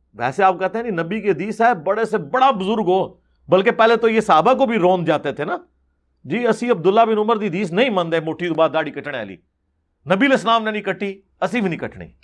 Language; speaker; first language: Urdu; non-native, local second language; Punjabi